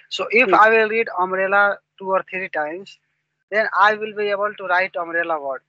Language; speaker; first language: English; non-native, local second language; Hindi